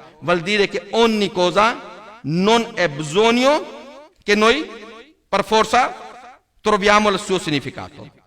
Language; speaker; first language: Italian; non-native, learner; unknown